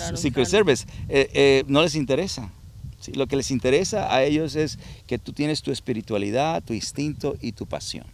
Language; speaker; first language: Spanish; native; Spanish